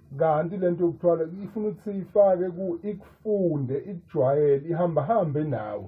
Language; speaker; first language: Zulu; native; Zulu